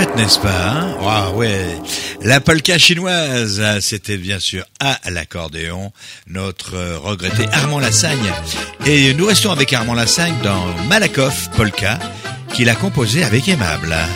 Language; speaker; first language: French; native; French